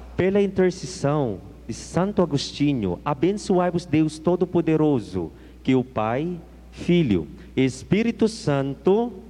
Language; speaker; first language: Portuguese; non-native, fluent; Filipino